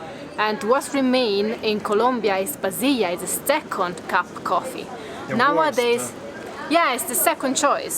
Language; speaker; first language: English; non-native, fluent; Italian